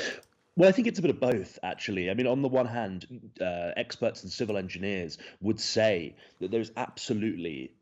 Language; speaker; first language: English; native; English